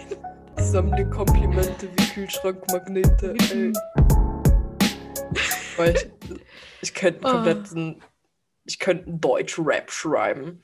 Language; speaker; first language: German; native; German